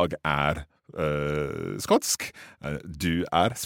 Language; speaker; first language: Swedish; non-native, learner; English